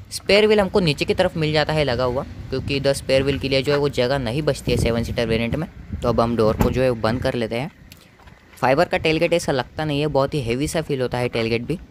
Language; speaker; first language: Hindi; non-native, local second language; Marathi